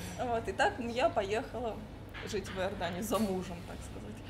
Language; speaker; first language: Russian; native; Russian